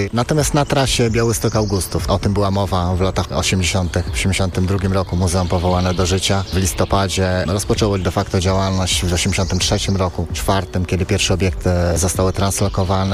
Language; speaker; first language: Polish; native; Polish